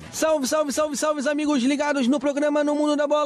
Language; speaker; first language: Portuguese; native; Portuguese